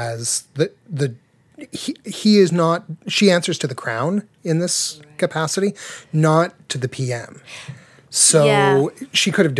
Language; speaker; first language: English; native; English